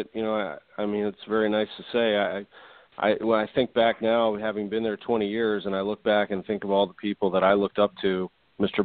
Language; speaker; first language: English; native; English